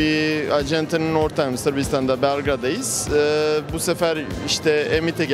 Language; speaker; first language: Turkish; non-native, fluent; Serbian